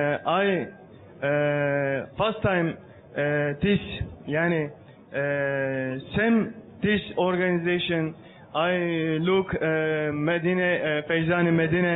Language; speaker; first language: English; non-native, learner; Turkish